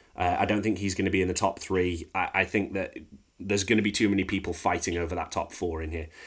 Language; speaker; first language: English; native; English